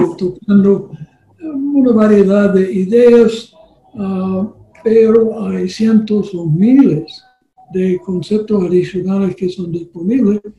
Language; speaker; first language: Spanish; non-native, learner; English